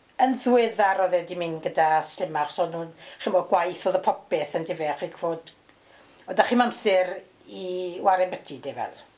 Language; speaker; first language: Welsh; native; Welsh